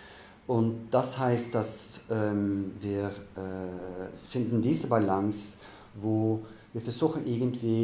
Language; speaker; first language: German; non-native, fluent; Norwegian